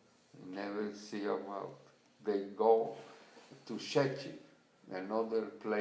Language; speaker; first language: English; non-native, learner; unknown